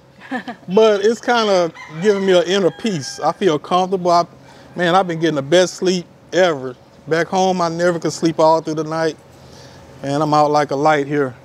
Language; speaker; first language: English; native; English